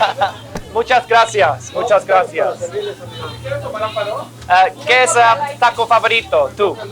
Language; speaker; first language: Spanish; non-native, learner; English